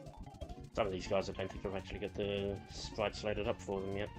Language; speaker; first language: English; native; English